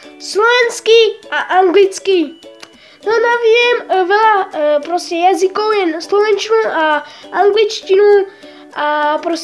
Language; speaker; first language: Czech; non-native, learner; Slovak